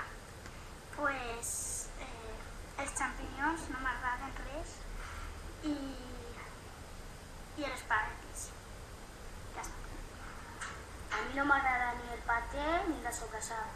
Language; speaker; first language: Catalan; non-native, local second language; Spanish